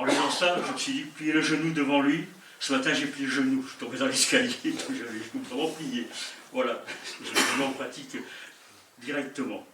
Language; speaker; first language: French; native; French